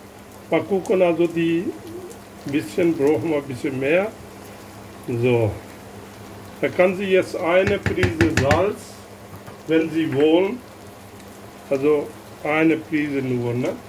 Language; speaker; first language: German; non-native, learner; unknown